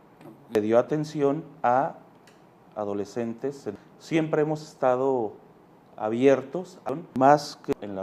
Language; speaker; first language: Spanish; native; Spanish